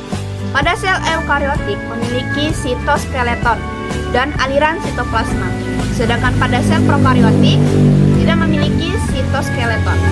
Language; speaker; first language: Indonesian; native; Indonesian